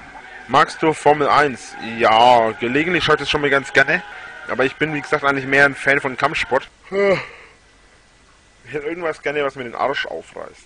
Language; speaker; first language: German; native; German